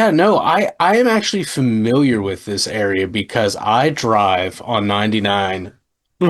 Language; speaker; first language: English; native; English